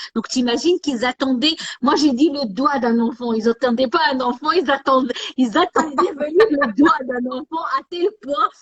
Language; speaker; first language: French; non-native, local second language; Arabic